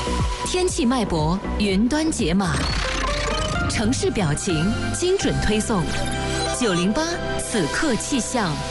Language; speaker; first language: Chinese; native; Chinese